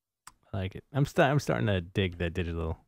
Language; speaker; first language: English; native; English